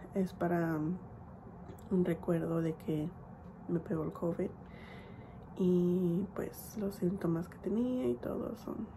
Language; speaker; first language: Spanish; early bilingual, heritage; Spanish